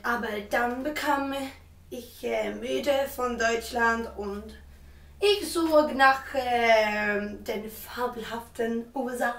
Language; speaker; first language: German; non-native, learner; Swedish